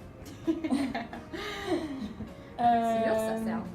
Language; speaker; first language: French; non-native, learner; English